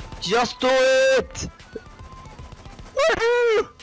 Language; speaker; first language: English; non-native, learner; Turkish